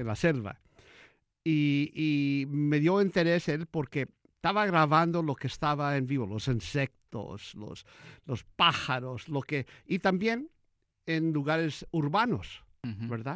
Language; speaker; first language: Spanish; early bilingual, heritage; Spanish